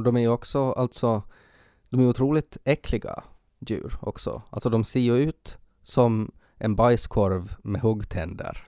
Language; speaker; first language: Swedish; native; Swedish